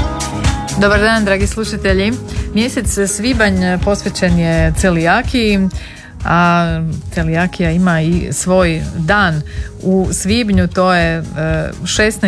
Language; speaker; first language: Serbian; native; Serbian